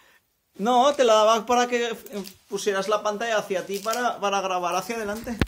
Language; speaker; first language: Spanish; native; Spanish